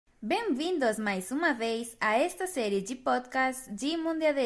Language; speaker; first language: Portuguese; non-native, fluent; Spanish